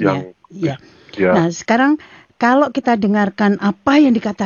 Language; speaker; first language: Indonesian; native; Indonesian